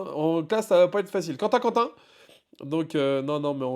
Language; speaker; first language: French; native; French